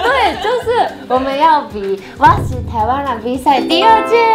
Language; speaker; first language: Chinese; non-native, fluent; Japanese